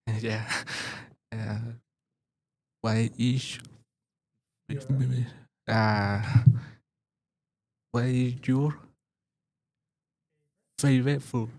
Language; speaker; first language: English; non-native, learner; Spanish